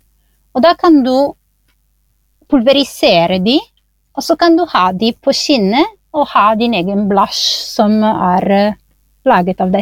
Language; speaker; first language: Norwegian; non-native, fluent; Italian